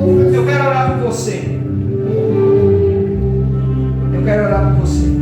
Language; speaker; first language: Portuguese; native; Portuguese